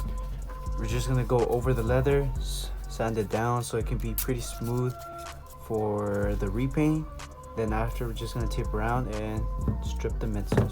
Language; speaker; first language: English; native; English